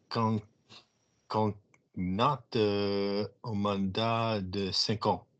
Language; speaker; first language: French; non-native, learner; English